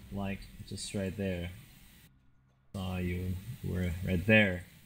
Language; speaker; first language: English; non-native, fluent; French